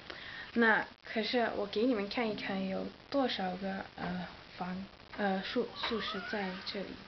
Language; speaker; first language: Chinese; non-native, learner; Dutch